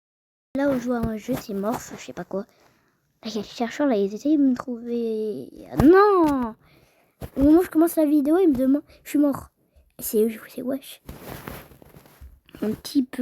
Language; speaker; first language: French; native; French